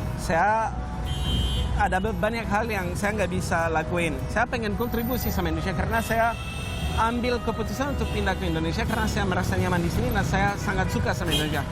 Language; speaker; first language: Indonesian; non-native, fluent; French